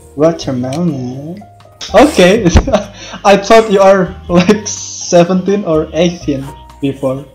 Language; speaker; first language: English; non-native, learner; Indonesian